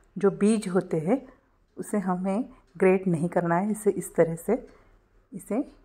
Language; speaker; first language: Hindi; non-native, local second language; Marathi